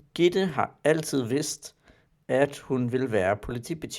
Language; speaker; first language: Danish; non-native, learner; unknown